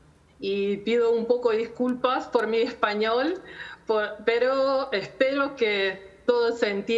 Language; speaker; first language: Spanish; non-native, learner; Ukrainian